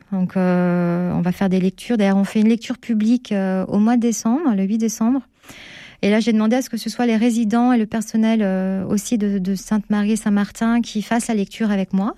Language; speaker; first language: French; native; French